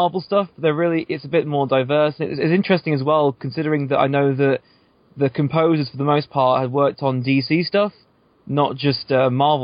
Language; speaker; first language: English; native; English